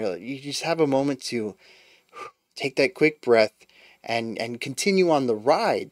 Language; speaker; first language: English; native; English